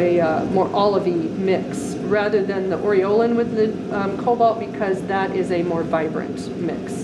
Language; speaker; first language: English; native; English